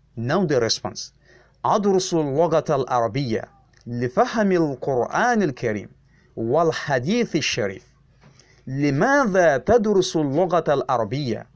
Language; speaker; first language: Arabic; non-native, fluent; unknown